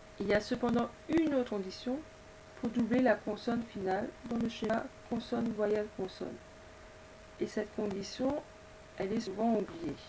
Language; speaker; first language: French; native; French